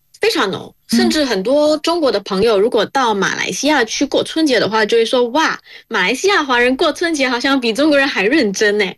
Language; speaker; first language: Chinese; native; Chinese